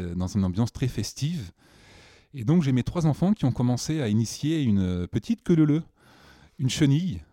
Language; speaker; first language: French; native; French